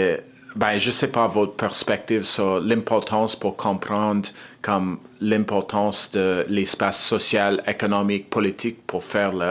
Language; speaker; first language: French; non-native, learner; English